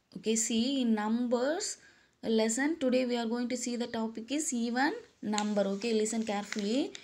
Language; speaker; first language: English; non-native, local second language; Tamil